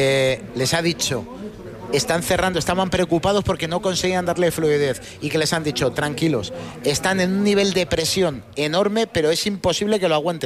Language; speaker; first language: Spanish; native; Spanish